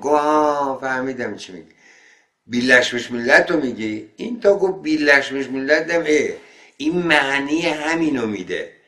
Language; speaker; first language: Persian; non-native, local second language; Azerbaijani